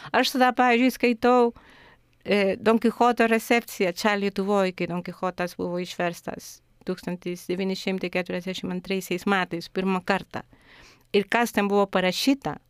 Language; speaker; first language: Lithuanian; non-native, fluent; Spanish